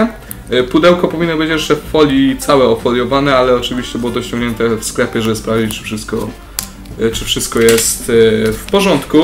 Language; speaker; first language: Polish; native; Polish